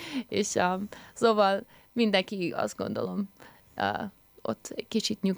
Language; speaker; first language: Hungarian; early bilingual, heritage; English